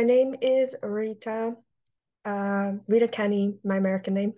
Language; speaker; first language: English; early bilingual, other home language; Russian